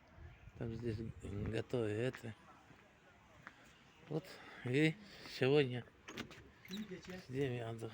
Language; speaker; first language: Russian; non-native, local second language; Uzbek